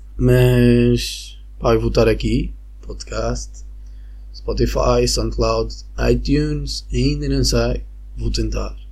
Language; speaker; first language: Portuguese; non-native, fluent; Spanish